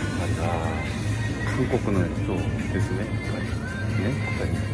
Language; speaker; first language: Japanese; non-native, learner; Korean